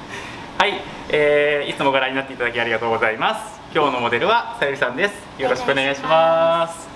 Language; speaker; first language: Japanese; native; Japanese